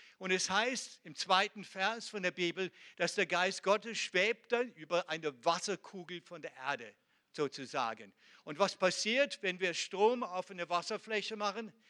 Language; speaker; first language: German; non-native, fluent; Hebrew